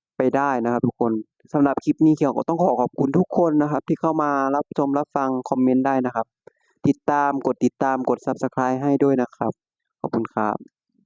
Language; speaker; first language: Thai; native; Thai